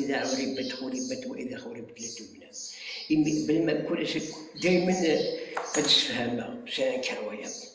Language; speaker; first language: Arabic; non-native, local second language; Kabyle